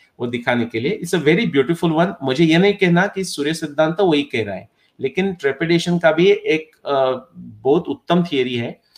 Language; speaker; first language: Hindi; non-native, local second language; Marathi